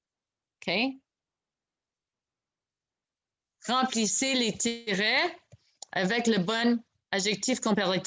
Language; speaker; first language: French; non-native, local second language; English